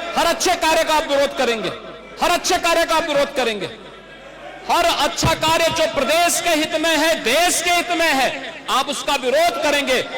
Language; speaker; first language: Hindi; native; Hindi